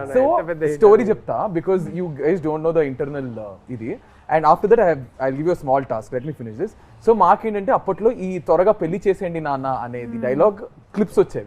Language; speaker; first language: Telugu; native; Telugu